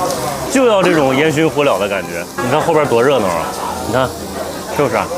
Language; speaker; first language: Chinese; native; Chinese